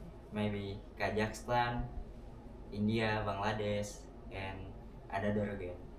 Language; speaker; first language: English; non-native, learner; Indonesian